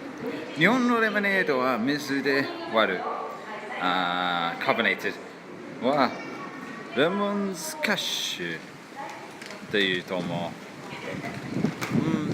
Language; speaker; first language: Japanese; non-native, fluent; English